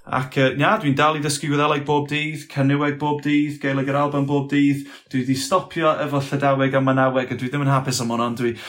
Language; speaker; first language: Welsh; non-native, local second language; English